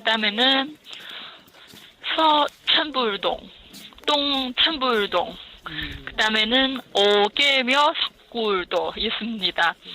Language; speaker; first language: Korean; non-native, fluent; Chinese